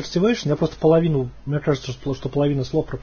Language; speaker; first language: Russian; native; Russian